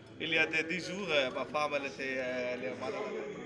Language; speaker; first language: French; non-native, learner; Hindi